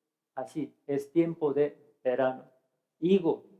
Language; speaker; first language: Spanish; non-native, fluent; Korean